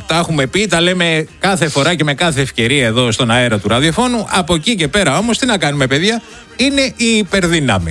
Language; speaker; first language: Greek; native; Greek